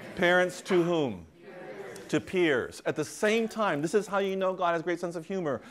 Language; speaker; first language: English; native; English